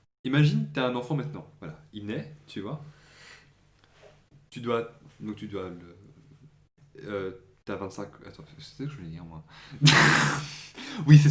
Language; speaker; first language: French; native; French